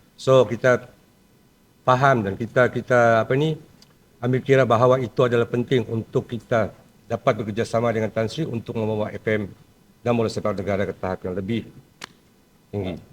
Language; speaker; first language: Malay; native; Malay